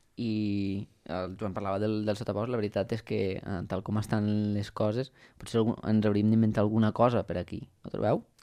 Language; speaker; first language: Catalan; native; Catalan